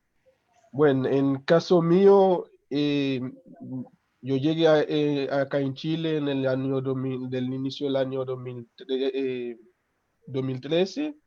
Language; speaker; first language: Spanish; non-native, local second language; Haitian Creole